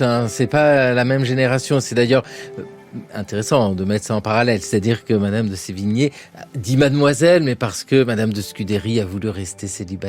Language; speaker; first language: French; native; French